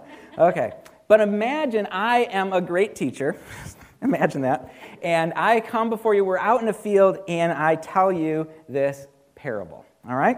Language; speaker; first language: English; native; English